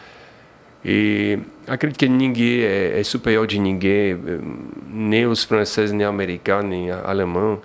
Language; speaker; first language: Portuguese; non-native, fluent; French